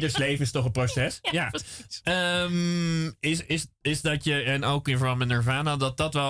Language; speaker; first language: Dutch; native; Dutch